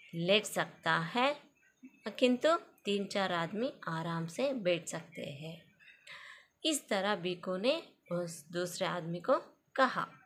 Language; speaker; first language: Hindi; non-native, local second language; Kannada